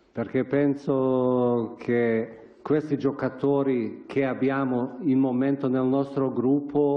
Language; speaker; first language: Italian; non-native, fluent; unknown